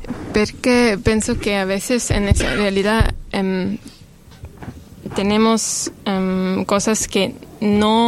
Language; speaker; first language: Spanish; non-native, learner; Italian